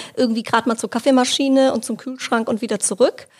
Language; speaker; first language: German; native; German